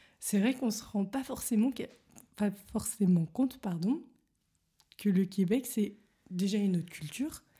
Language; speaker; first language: French; native; French